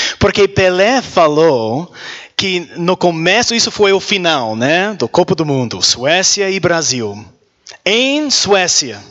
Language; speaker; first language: Portuguese; non-native, learner; English